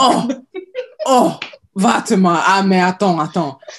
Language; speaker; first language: English; non-native, fluent; Lingala